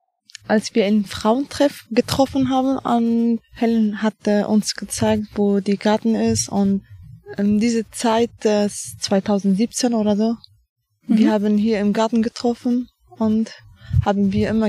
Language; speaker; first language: German; non-native, learner; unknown